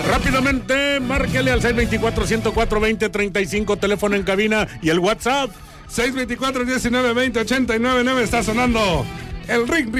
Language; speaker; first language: Spanish; native; Spanish